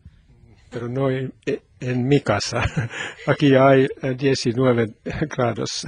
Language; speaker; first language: Spanish; non-native, learner; Finnish